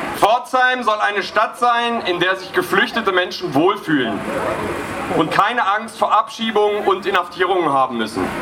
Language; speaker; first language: German; native; German